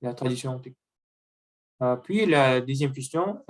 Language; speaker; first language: French; non-native, learner; Russian